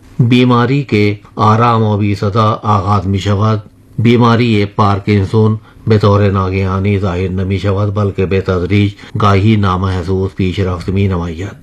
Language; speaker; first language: Persian; non-native, fluent; Urdu